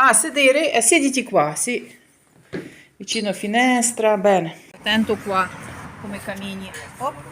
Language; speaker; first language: Italian; non-native, learner; Ukrainian